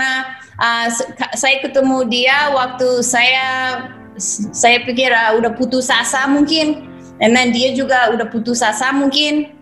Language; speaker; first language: Indonesian; non-native, fluent; English